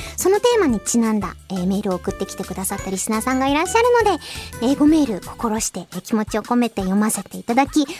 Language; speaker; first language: Japanese; native; Japanese